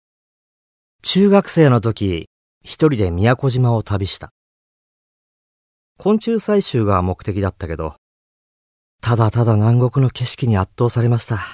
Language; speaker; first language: Japanese; native; Japanese